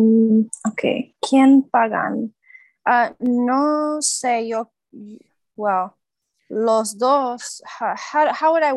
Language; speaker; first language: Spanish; non-native, learner; English